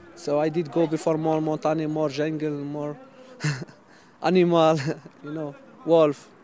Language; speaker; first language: English; non-native, fluent; Arabic